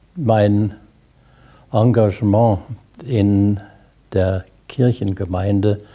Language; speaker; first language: German; native; German